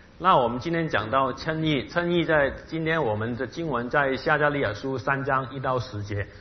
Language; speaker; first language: Chinese; non-native, local second language; Cantonese